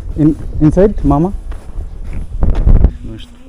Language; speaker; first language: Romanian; non-native, learner; Bangla